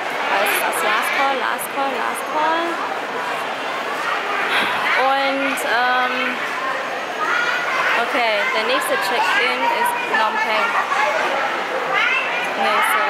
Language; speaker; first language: German; early bilingual, other home language; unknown